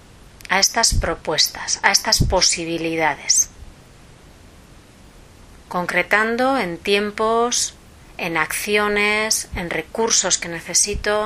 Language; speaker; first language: Spanish; native; Spanish